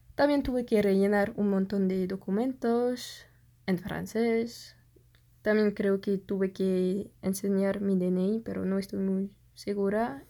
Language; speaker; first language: Spanish; non-native, fluent; French